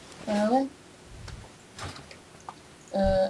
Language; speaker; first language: French; native; French